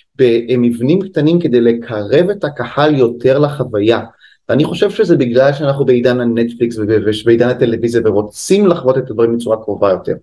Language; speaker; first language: Hebrew; native; Hebrew